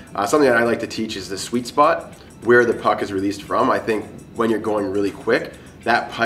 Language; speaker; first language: English; native; English